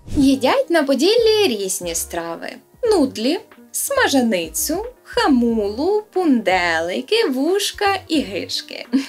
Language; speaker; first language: Ukrainian; native; Ukrainian